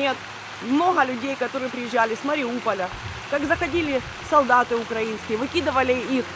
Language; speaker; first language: Russian; native; Russian